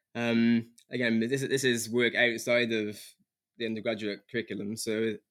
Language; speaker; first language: English; native; English